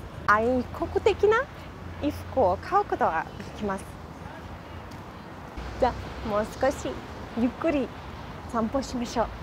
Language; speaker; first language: Japanese; non-native, fluent; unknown